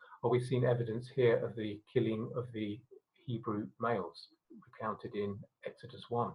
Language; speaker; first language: English; native; English